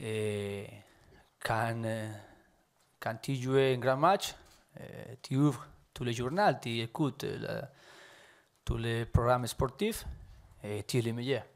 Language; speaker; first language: French; non-native, fluent; Spanish